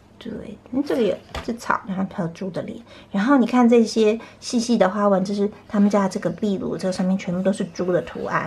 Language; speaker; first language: Chinese; native; Chinese